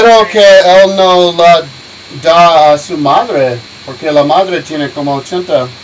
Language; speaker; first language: Spanish; non-native, learner; English